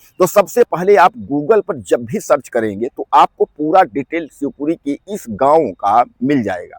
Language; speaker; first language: Hindi; native; Hindi